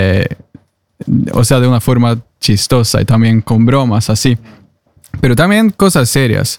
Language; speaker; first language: Spanish; non-native, fluent; Norwegian